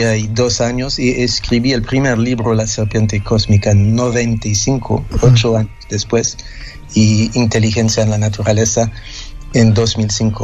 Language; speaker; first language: Spanish; non-native, fluent; French